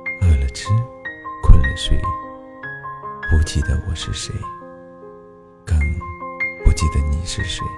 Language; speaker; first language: Chinese; native; Chinese